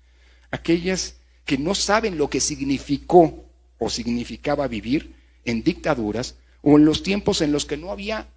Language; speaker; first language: Spanish; native; Spanish